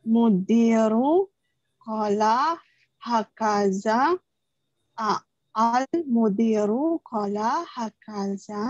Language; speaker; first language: Arabic; non-native, learner; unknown